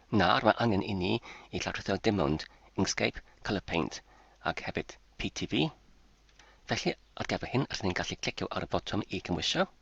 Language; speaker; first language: Welsh; non-native, fluent; German